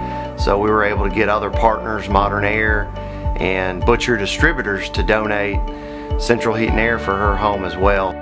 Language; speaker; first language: English; native; English